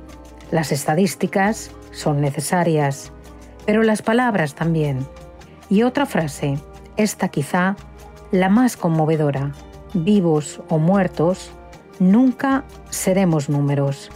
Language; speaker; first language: Spanish; native; Spanish